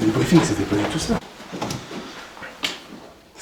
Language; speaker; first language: French; native; French